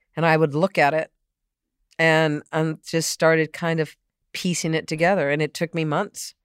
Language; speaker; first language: English; native; English